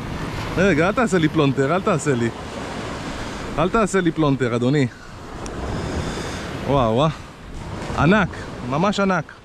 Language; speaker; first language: Hebrew; native; Hebrew